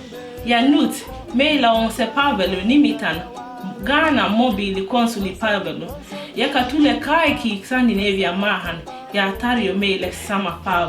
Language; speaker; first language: Finnish; non-native, learner; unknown